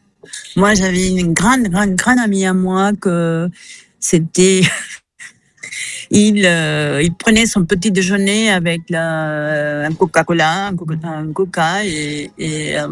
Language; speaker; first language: French; non-native, fluent; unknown